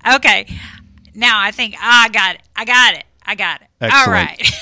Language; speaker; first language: English; native; English